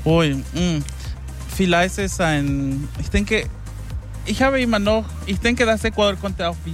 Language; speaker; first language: German; non-native, learner; Spanish